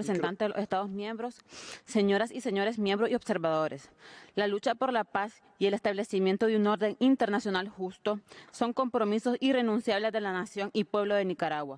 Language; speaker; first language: Spanish; native; Spanish